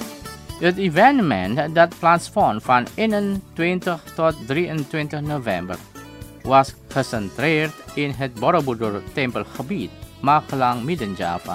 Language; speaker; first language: Dutch; non-native, fluent; Indonesian